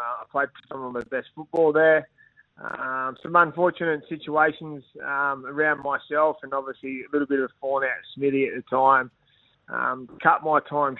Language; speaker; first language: English; native; English